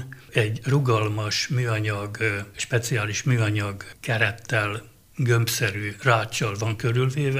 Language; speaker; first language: Hungarian; native; Hungarian